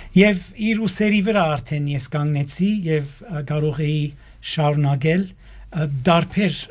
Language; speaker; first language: Armenian; early bilingual, heritage; Armenian